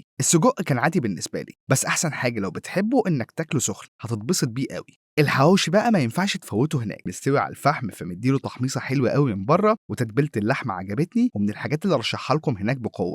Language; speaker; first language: Arabic; native; Arabic